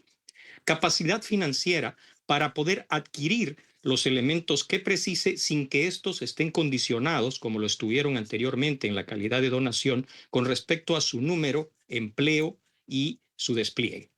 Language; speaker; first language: Spanish; native; Spanish